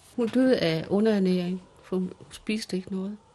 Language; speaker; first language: Danish; early bilingual, other home language; Kalaallisut